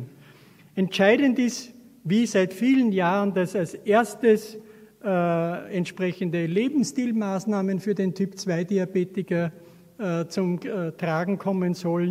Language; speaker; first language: German; native; German